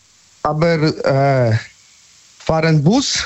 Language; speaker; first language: German; non-native, learner; Polish